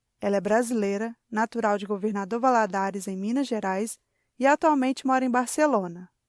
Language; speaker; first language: Portuguese; native; Portuguese